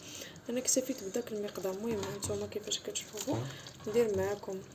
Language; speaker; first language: Arabic; native; Arabic